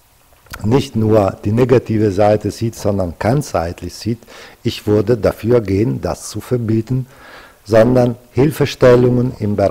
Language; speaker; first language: German; non-native, fluent; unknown